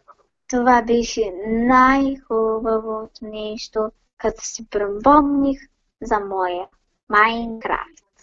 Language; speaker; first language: Bulgarian; native; Bulgarian